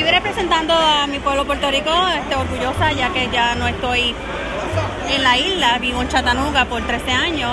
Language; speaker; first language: Spanish; native; Spanish